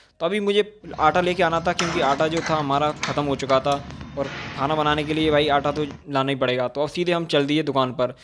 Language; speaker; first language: Hindi; native; Hindi